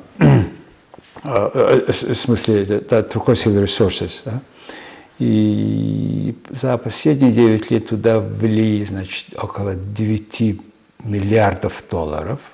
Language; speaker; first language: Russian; non-native, fluent; Mongolian